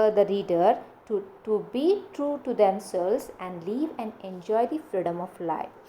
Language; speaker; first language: English; non-native, local second language; Marathi